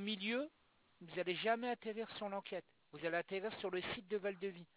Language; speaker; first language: French; native; French